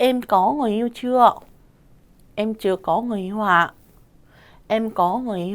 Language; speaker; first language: Vietnamese; non-native, fluent; Korean